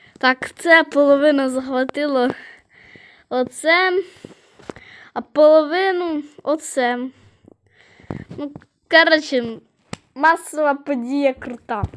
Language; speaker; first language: Ukrainian; non-native, local second language; Russian